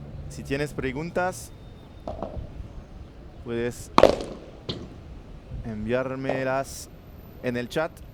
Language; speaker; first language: Spanish; non-native, learner; French